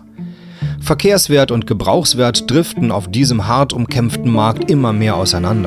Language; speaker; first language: German; native; German